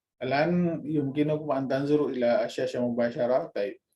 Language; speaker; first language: Arabic; non-native, fluent; Indonesian